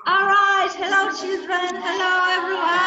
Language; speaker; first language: English; non-native, fluent; Polish